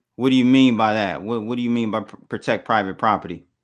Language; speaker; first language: English; native; English